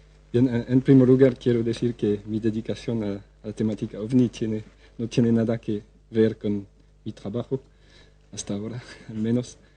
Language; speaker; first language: Spanish; non-native, fluent; French